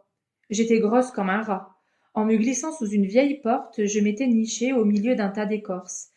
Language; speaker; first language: French; native; French